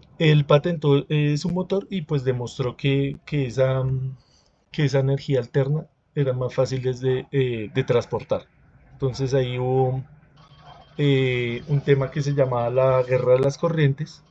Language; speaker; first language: Spanish; native; Spanish